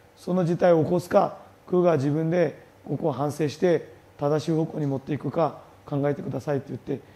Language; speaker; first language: Japanese; non-native, fluent; Marathi